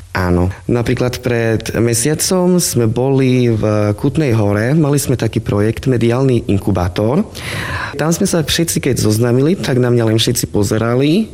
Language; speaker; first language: Slovak; non-native, local second language; Romany